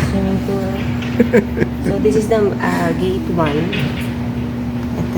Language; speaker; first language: English; non-native, local second language; Filipino